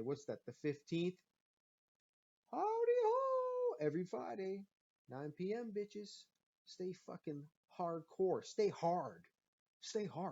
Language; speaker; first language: English; native; English